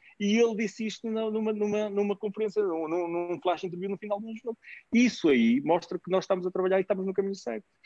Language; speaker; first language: Portuguese; native; Portuguese